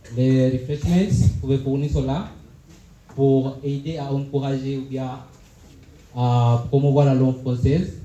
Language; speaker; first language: French; non-native, fluent; Swahili